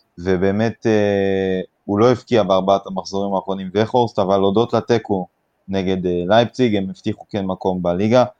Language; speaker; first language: Hebrew; native; Hebrew